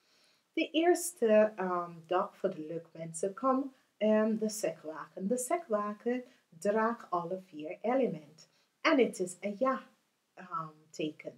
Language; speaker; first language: Dutch; early bilingual, heritage; English